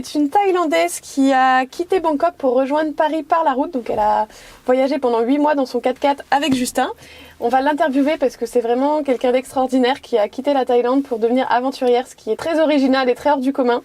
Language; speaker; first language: French; native; French